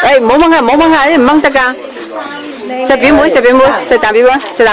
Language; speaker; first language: Cantonese; native; Cantonese